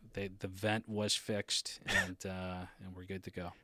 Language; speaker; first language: English; native; English